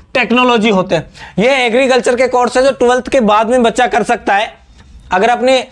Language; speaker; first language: Hindi; native; Hindi